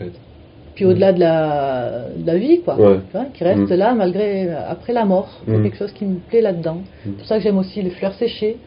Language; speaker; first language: French; native; French